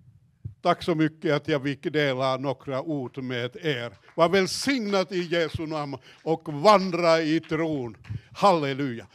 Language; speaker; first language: Swedish; non-native, fluent; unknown